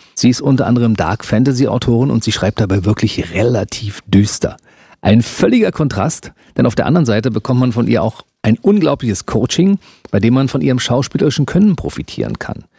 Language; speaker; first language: German; native; German